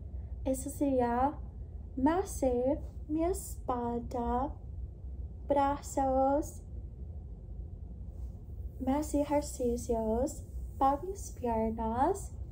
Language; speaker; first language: Spanish; non-native, learner; English